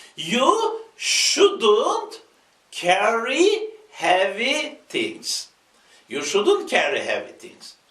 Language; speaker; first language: English; non-native, fluent; Turkish